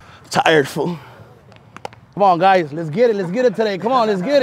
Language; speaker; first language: English; early bilingual, other home language; Spanish